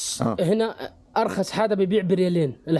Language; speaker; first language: Arabic; native; Arabic